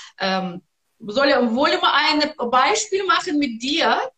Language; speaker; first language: German; non-native, learner; Russian